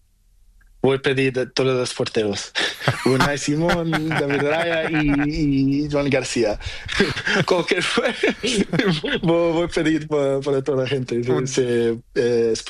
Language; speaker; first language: Spanish; non-native, learner; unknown